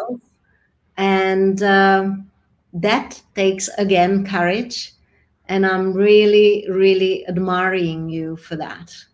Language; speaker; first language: English; non-native, fluent; Czech